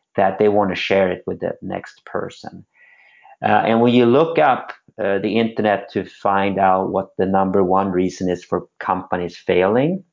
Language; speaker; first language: English; non-native, fluent; Swedish